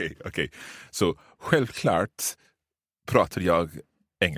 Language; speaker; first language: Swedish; non-native, learner; English